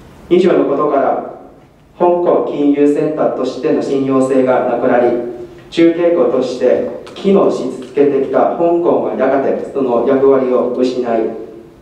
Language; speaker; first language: Japanese; non-native, fluent; Cantonese